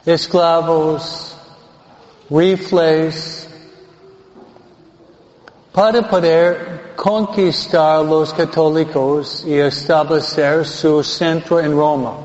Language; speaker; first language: Spanish; non-native, fluent; English